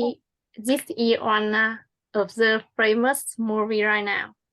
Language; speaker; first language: English; non-native, learner; Vietnamese